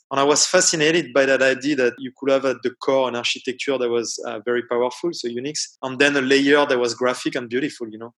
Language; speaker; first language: English; non-native, fluent; French